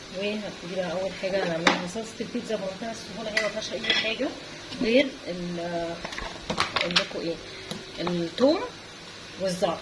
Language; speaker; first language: Arabic; native; Arabic